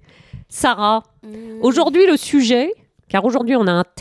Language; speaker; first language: French; native; French